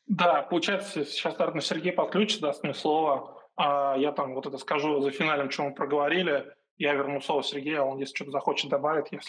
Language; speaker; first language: Russian; native; Russian